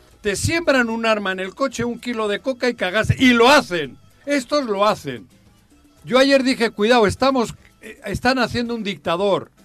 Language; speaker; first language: Spanish; native; Spanish